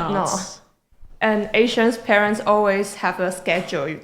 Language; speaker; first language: English; non-native, learner; Chinese